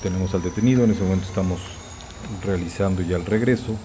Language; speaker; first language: Spanish; native; Spanish